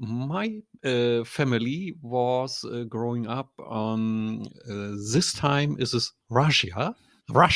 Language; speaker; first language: English; non-native, learner; German